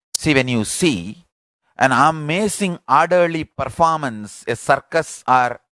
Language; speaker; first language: English; non-native, local second language; Tamil